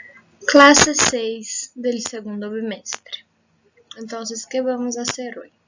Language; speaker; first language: Spanish; non-native, fluent; Portuguese